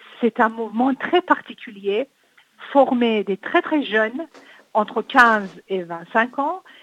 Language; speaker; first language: French; non-native, fluent; Persian